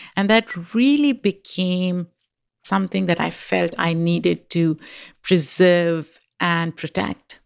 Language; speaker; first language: English; non-native, local second language; Urdu